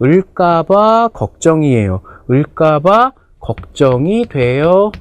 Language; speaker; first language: Korean; native; Korean